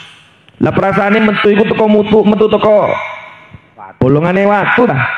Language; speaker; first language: Indonesian; native; Indonesian